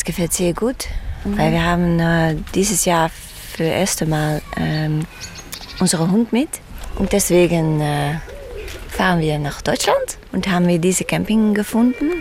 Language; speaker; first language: German; non-native, learner; Dutch